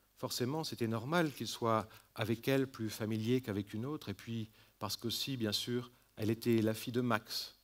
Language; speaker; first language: French; native; French